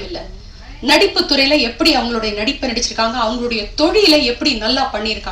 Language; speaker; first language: Tamil; native; Tamil